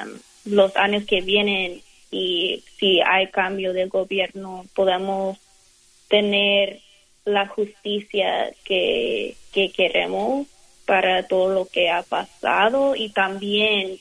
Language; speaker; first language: Spanish; non-native, learner; English